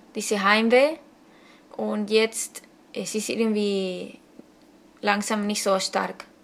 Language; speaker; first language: German; non-native, fluent; Spanish